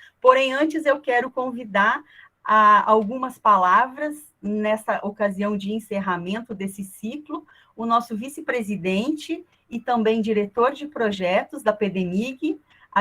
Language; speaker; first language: Portuguese; native; Portuguese